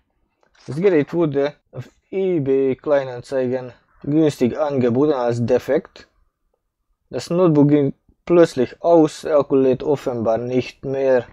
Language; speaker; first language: German; non-native, fluent; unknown